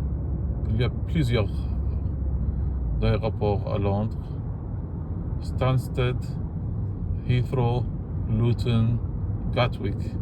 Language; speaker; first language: French; non-native, fluent; Arabic